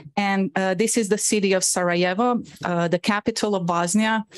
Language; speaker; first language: English; non-native, fluent; Bosnian